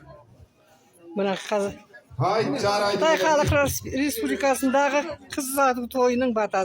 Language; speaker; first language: Kazakh; native; Kazakh